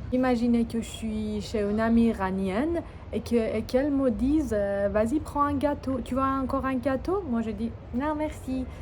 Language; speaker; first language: French; non-native, fluent; Persian